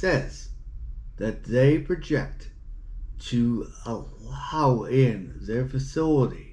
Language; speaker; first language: English; native; English